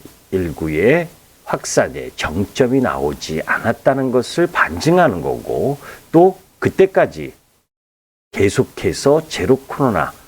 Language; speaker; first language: Korean; native; Korean